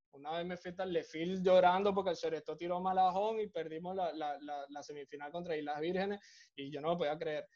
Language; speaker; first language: Spanish; native; Spanish